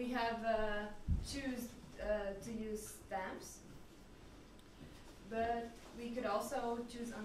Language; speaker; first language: English; non-native, learner; French